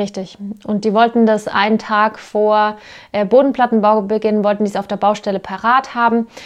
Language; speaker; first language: German; native; German